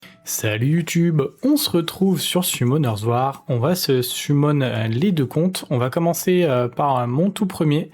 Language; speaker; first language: French; native; French